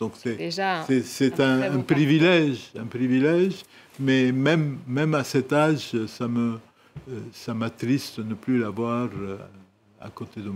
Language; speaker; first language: French; non-native, local second language; Arabic